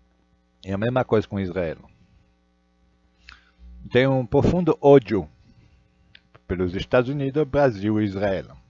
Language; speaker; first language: Portuguese; non-native, fluent; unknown